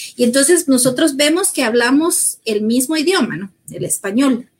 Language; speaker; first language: Spanish; native; Spanish